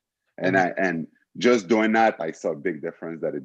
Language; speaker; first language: English; native; English